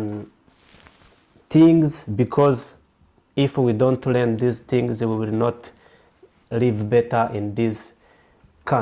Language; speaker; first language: English; non-native, local second language; Rundi